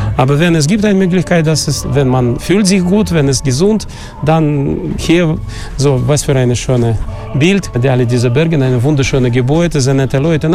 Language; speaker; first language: German; non-native, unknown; Russian